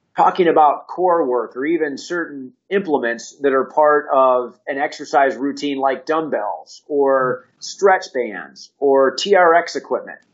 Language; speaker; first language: English; native; English